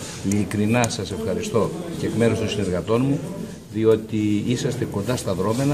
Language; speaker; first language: Greek; native; Greek